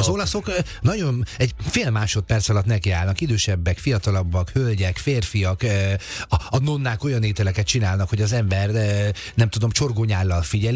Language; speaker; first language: Hungarian; native; Hungarian